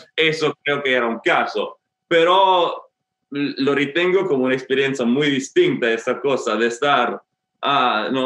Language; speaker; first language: Spanish; non-native, fluent; English